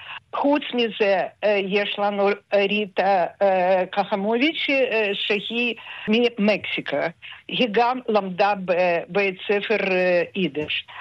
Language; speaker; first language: Hebrew; non-native, fluent; Russian